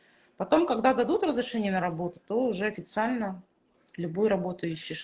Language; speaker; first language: Russian; native; Russian